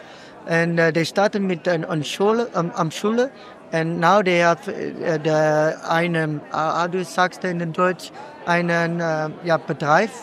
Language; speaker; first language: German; non-native, learner; Dutch